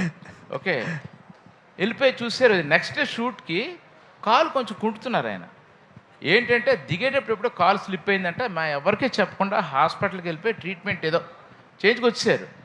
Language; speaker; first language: Telugu; native; Telugu